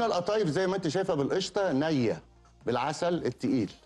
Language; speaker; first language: Arabic; native; Arabic